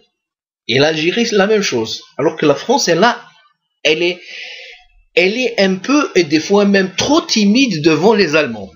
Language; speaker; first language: French; non-native, local second language; Arabic